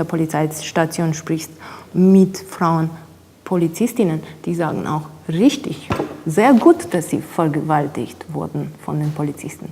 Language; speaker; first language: German; non-native, fluent; Romanian